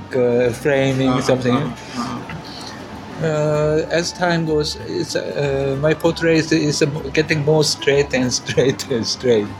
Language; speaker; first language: English; non-native, learner; Korean